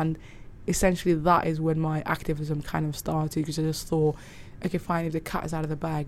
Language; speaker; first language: English; native; English